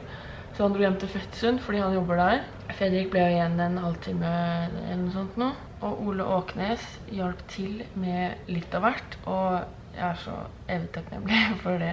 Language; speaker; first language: Norwegian; native; Norwegian